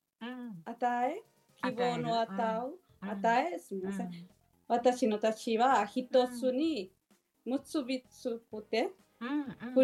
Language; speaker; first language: Japanese; non-native, learner; Spanish